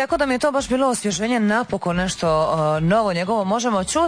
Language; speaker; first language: Serbian; native; Serbian